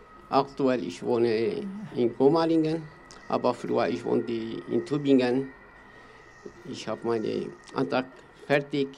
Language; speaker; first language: German; non-native, learner; Kurdish